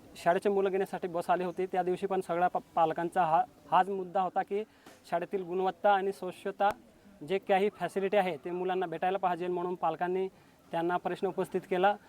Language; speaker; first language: Marathi; non-native, local second language; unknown